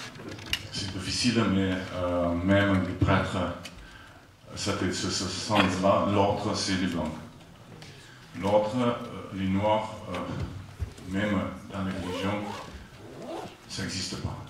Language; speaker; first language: French; non-native, fluent; Afrikaans